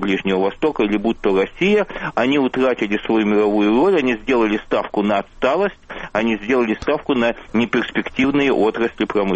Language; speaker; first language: Russian; native; Russian